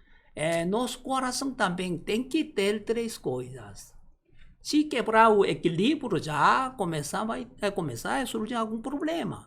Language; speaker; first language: Portuguese; non-native, learner; Korean